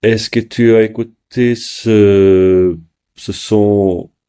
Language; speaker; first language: French; non-native, learner; English